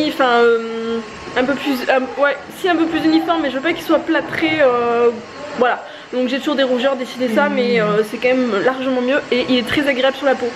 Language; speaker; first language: French; native; French